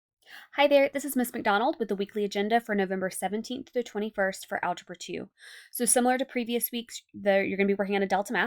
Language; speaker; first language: English; native; English